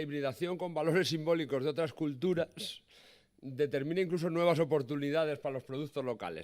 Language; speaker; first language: Spanish; native; Spanish